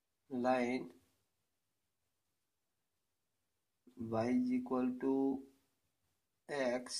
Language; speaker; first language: English; non-native, local second language; Gujarati